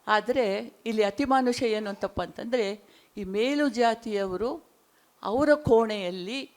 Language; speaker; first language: Kannada; non-native, local second language; Konkani